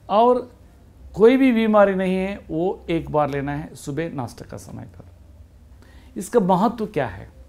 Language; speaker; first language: Hindi; non-native, local second language; Kannada